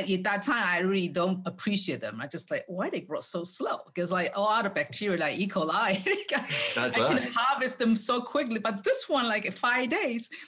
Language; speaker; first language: English; non-native, fluent; Chinese